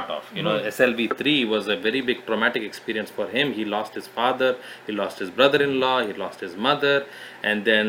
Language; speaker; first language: English; non-native, local second language; Telugu